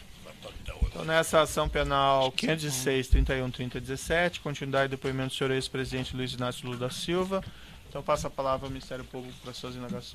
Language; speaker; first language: Portuguese; native; Portuguese